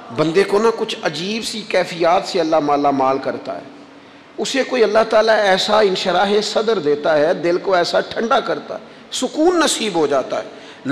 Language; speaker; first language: Urdu; non-native, local second language; Punjabi